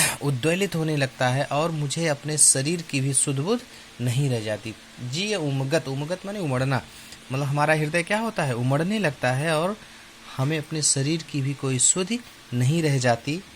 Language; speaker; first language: Hindi; native; Hindi